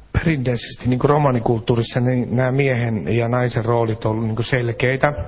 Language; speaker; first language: Finnish; native; Finnish